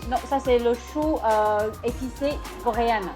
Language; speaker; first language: French; non-native, fluent; Chinese